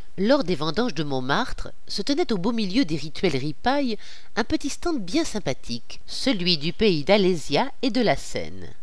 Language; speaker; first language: French; native; French